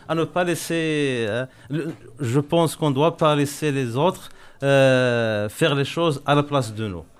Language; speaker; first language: French; non-native, local second language; Arabic